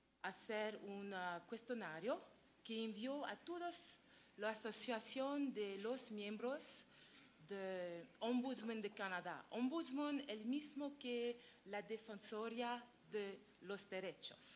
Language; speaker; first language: Spanish; non-native, learner; French